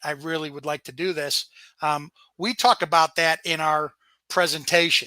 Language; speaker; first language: English; native; English